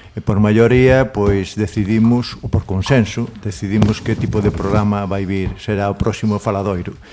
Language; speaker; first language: Galician; non-native, local second language; Spanish